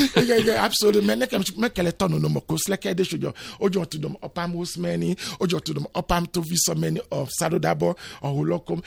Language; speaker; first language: Hungarian; non-native, fluent; Yoruba